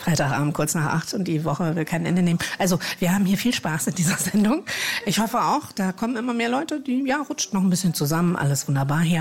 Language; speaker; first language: German; native; German